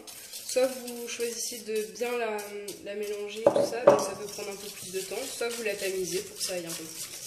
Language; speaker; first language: French; native; French